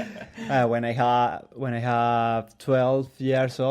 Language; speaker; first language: English; non-native, learner; Spanish